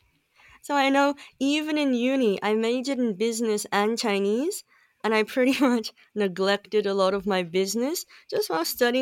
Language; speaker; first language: English; native; English